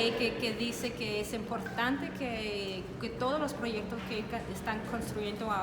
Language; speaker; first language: Spanish; non-native, learner; Danish